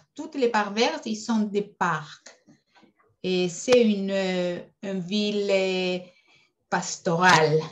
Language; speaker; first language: French; non-native, fluent; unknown